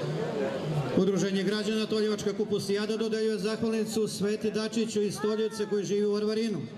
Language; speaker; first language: Bosnian; native; Bosnian